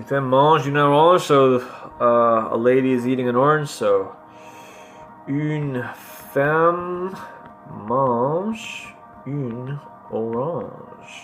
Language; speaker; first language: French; non-native, learner; English